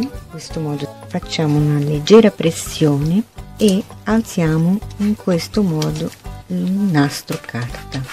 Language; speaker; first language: Italian; non-native, fluent; Portuguese